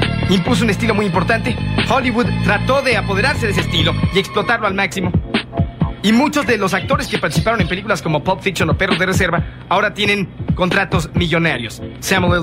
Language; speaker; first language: Spanish; native; Spanish